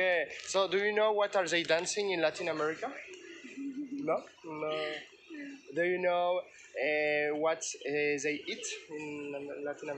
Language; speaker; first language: English; non-native, fluent; French